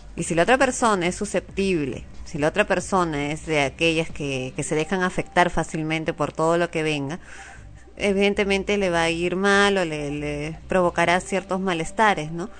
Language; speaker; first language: Spanish; native; Spanish